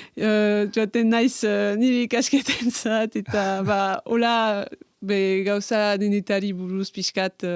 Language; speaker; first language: Basque; non-native, local second language; French